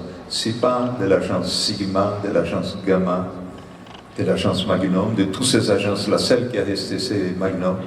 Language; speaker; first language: French; non-native, fluent; Portuguese